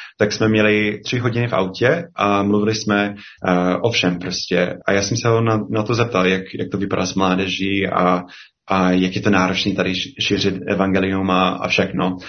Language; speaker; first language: Czech; non-native, fluent; English